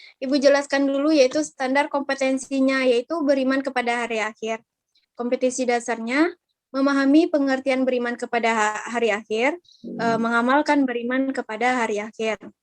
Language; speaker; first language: Indonesian; native; Indonesian